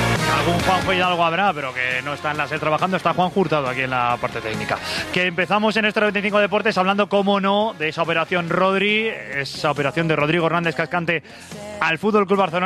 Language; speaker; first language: Spanish; native; Spanish